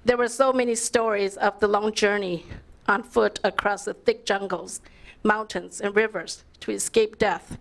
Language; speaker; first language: English; early bilingual, other home language; Lao